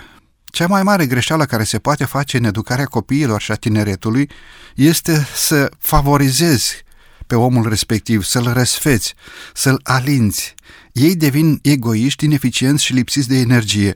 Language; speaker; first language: Romanian; native; Romanian